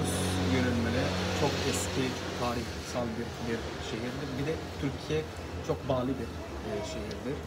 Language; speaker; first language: Turkish; non-native, learner; Arabic